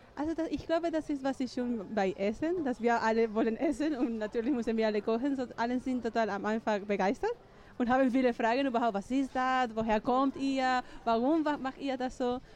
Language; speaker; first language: German; non-native, learner; Spanish